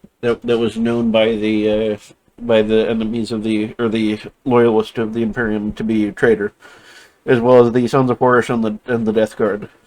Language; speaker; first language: English; native; English